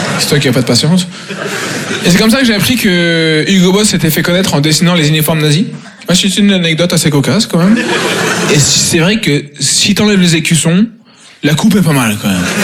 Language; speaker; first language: French; native; French